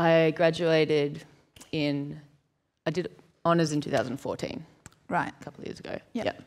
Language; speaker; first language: English; native; English